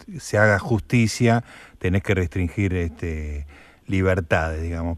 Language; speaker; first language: Spanish; native; Spanish